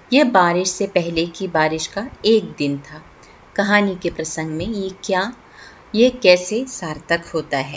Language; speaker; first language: Hindi; non-native, local second language; Malayalam